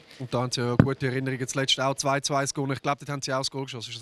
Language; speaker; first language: German; native; German